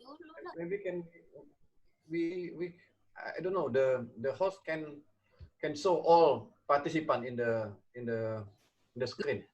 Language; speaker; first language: English; non-native, learner; Indonesian